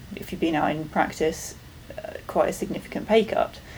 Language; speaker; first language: English; native; English